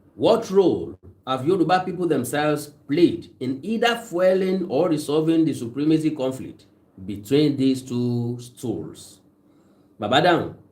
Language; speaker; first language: English; non-native, local second language; Yoruba